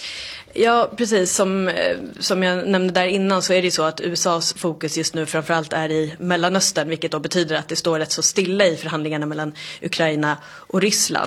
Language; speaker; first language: Swedish; native; Swedish